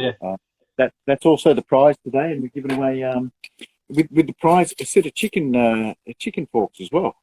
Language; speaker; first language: English; native; English